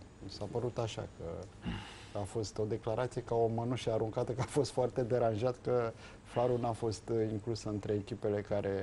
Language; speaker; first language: Romanian; native; Romanian